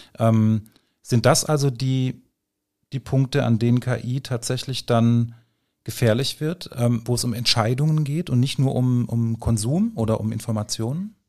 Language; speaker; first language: German; native; German